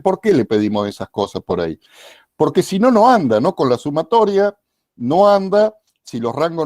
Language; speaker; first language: Spanish; native; Spanish